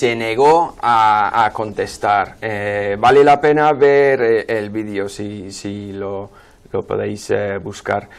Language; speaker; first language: Spanish; non-native, fluent; English